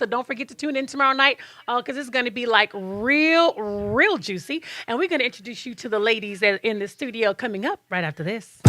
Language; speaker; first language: English; native; English